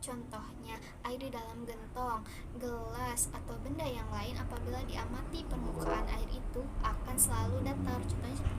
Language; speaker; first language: Indonesian; native; Indonesian